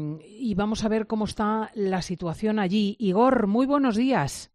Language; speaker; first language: Spanish; native; Spanish